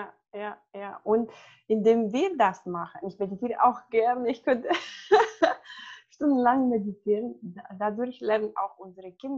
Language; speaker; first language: German; non-native, fluent; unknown